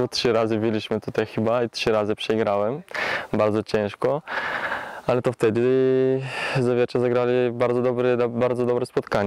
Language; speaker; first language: Polish; non-native, learner; Bulgarian